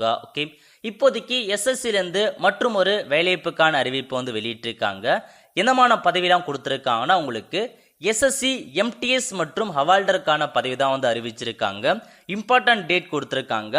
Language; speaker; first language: Tamil; native; Tamil